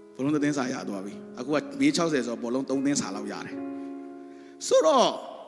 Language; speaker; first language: Burmese; non-native, local second language; Hakha Chin